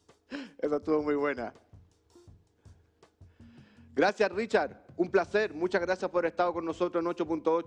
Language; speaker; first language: Spanish; native; Spanish